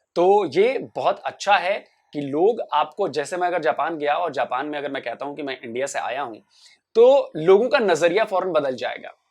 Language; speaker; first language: Hindi; native; Hindi